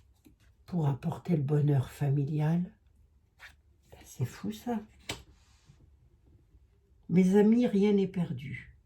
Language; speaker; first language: French; native; French